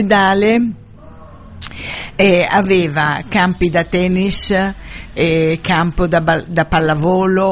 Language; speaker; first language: Italian; non-native, fluent; Arabic